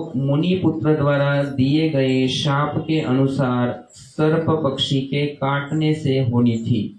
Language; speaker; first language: Hindi; non-native, local second language; Marathi